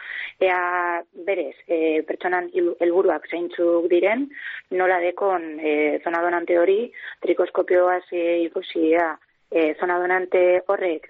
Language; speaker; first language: Basque; native; Basque